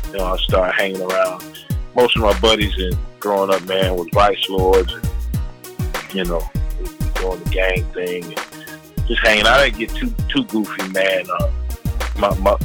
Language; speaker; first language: English; native; English